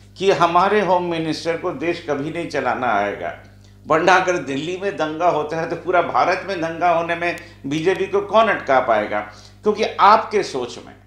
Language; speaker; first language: Hindi; non-native, local second language; Bangla